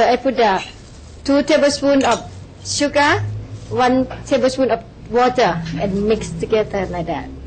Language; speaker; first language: English; non-native, learner; Thai